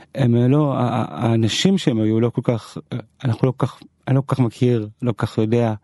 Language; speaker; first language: Hebrew; native; Hebrew